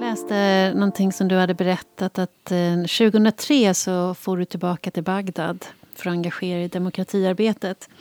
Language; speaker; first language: Swedish; native; Swedish